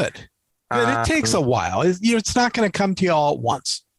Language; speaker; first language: English; native; English